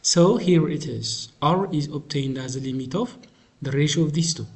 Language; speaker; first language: English; non-native, local second language; Amharic